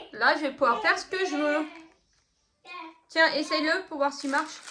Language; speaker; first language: French; native; French